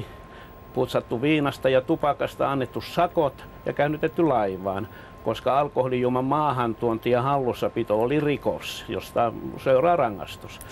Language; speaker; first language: Finnish; native; Finnish